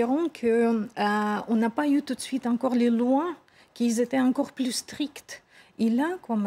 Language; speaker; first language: French; non-native, fluent; Russian